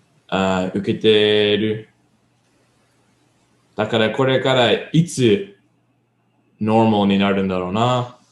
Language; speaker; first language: Japanese; non-native, learner; English